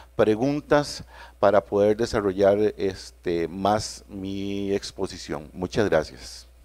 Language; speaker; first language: Spanish; native; Spanish